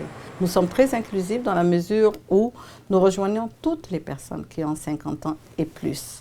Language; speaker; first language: French; native; French